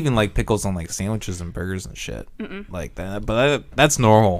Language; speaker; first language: English; native; English